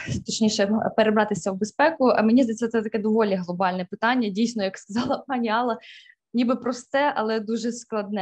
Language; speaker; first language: Ukrainian; native; Ukrainian